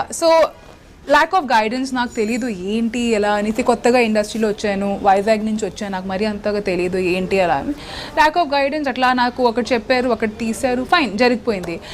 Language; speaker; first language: Telugu; non-native, local second language; Hindi